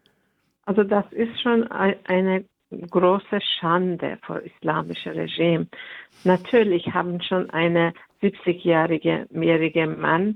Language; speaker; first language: German; non-native, fluent; Persian